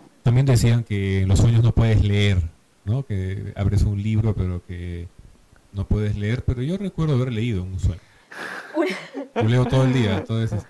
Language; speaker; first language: Spanish; native; Spanish